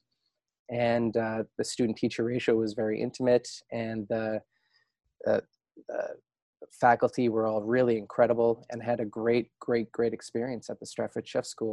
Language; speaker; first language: English; native; English